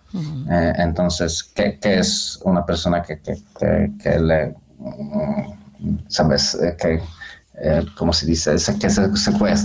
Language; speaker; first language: Spanish; non-native, learner; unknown